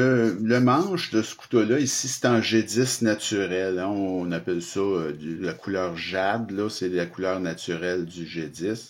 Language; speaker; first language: French; native; French